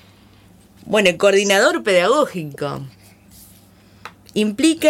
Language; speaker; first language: Spanish; native; Spanish